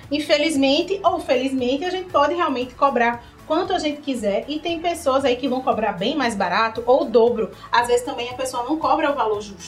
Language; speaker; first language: Portuguese; native; Portuguese